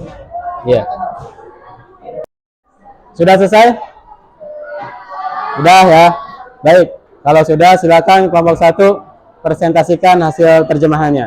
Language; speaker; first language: Indonesian; native; Indonesian